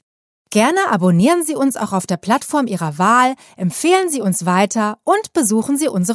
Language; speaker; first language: German; native; German